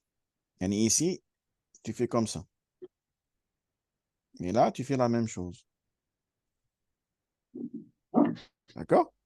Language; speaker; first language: French; non-native, fluent; Arabic